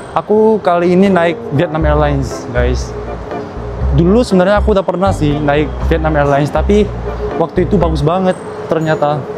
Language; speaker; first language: Indonesian; non-native, fluent; Korean